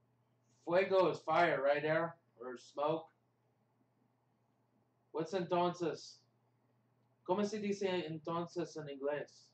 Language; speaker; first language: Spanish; non-native, learner; English